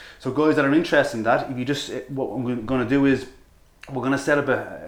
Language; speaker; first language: English; native; English